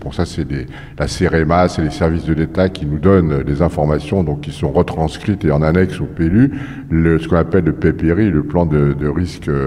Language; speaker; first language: French; native; French